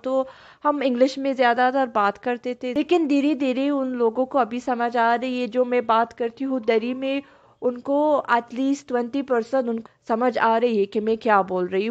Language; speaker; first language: Hindi; non-native, fluent; Persian